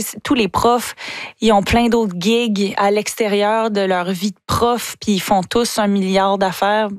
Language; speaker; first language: French; native; French